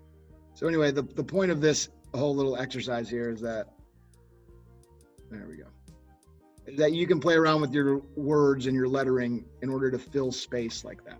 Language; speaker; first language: English; native; English